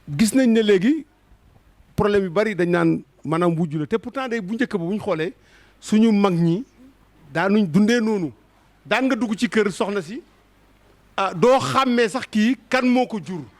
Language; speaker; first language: Wolof; native; Wolof